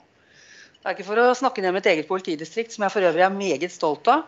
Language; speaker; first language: Norwegian; native; Norwegian